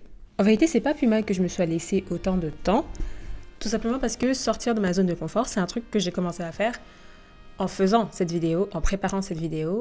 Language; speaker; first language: French; native; French